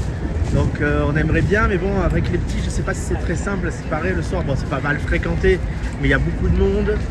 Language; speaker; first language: French; native; French